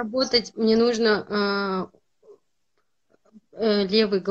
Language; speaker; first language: Russian; native; Russian